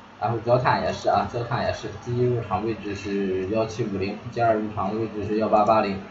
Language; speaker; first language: Chinese; native; Chinese